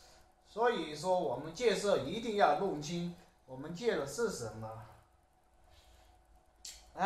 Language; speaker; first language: Chinese; native; Chinese